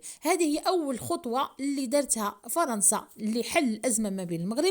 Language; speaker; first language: Arabic; native; Arabic